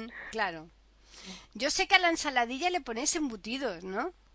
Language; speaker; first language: Spanish; native; Spanish